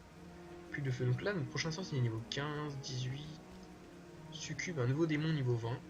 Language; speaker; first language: French; native; French